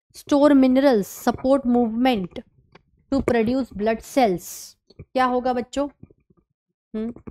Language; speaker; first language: Hindi; native; Hindi